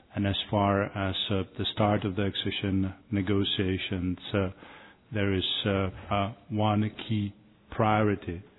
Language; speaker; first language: English; non-native, fluent; Czech